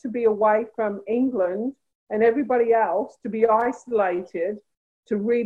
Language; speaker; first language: English; native; English